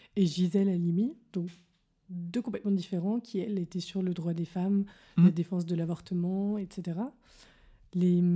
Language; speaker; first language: French; native; French